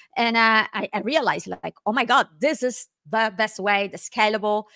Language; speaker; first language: English; non-native, fluent; Spanish